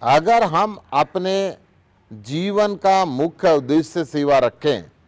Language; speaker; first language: Hindi; native; Hindi